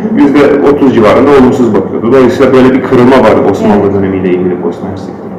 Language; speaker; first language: Turkish; non-native, fluent; Bosnian